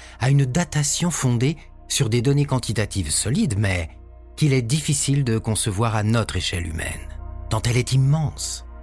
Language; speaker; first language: French; native; French